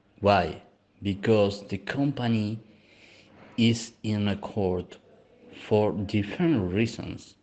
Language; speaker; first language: English; non-native, learner; Spanish